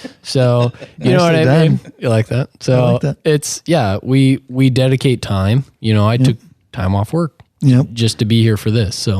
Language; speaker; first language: English; native; English